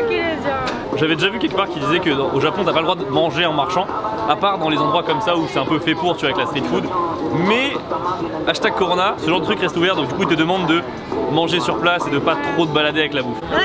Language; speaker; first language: French; native; French